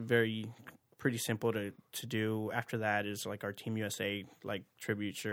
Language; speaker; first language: English; native; English